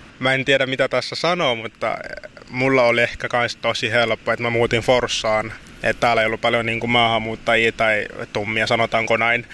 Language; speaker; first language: Finnish; early bilingual, other home language; Lingala